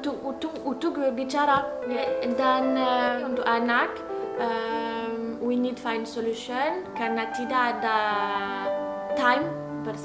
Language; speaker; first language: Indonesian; non-native, learner; English